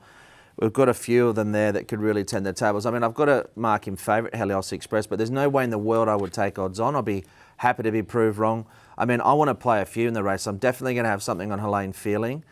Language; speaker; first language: English; native; English